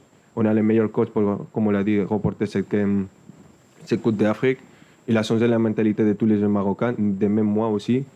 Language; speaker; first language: French; non-native, fluent; Spanish